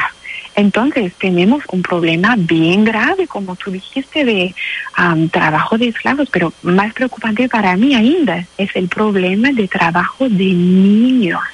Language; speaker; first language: Spanish; non-native, fluent; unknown